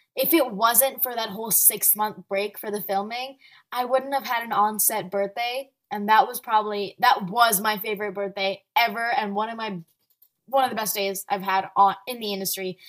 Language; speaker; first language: English; early bilingual, other home language; Arabic